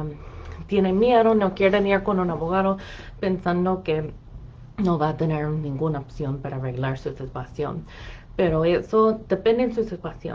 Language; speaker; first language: Spanish; non-native, fluent; English